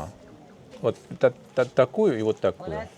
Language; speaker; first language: Russian; native; Russian